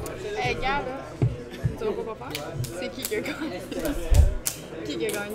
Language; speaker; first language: French; native; French